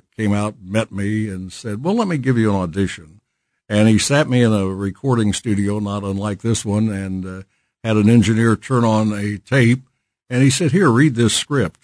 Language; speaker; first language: English; native; English